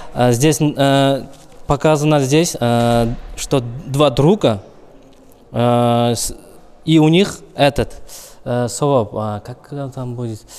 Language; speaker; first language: Russian; non-native, learner; Uzbek